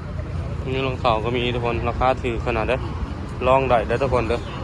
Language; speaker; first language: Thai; non-native, local second language; Northeastern Thai